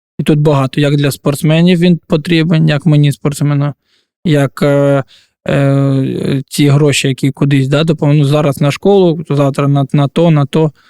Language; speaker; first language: Ukrainian; non-native, local second language; Russian